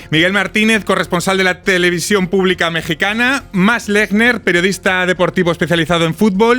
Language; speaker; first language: Spanish; native; Spanish